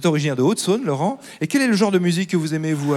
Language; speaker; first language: French; native; French